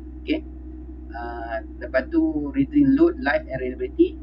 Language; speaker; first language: English; non-native, local second language; Malay